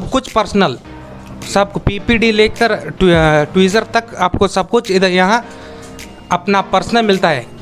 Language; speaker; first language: Hindi; non-native, local second language; Kannada